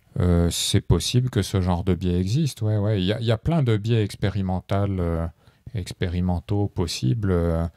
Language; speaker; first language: French; native; French